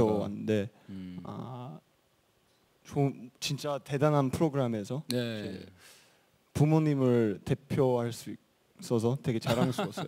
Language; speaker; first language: Korean; early bilingual, heritage; English